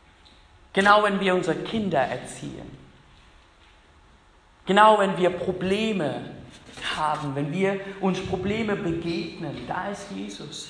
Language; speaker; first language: German; non-native, fluent; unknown